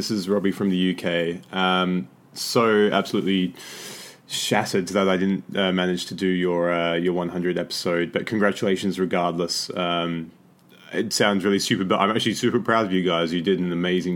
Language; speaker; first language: English; native; English